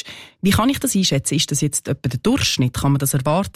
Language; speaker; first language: German; native; German